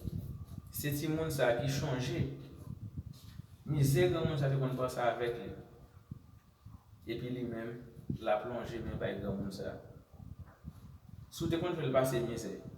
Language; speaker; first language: French; non-native, learner; Haitian Creole